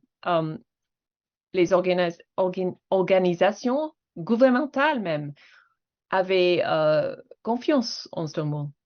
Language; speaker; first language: French; non-native, fluent; English